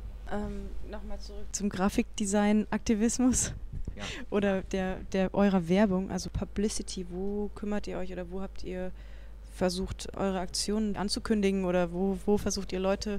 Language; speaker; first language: German; native; German